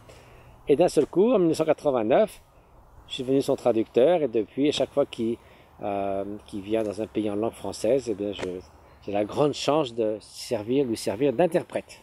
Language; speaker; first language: French; native; French